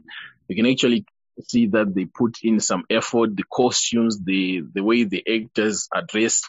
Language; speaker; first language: English; non-native, local second language; Shona